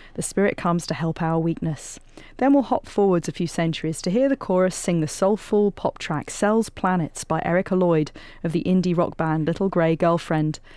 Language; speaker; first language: English; native; English